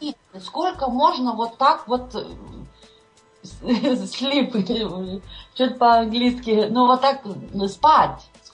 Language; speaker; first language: Russian; non-native, fluent; Lithuanian